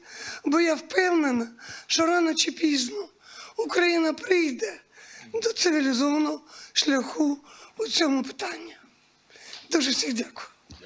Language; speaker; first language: Ukrainian; native; Ukrainian